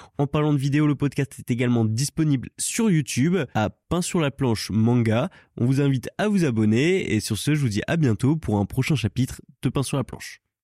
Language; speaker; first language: French; native; French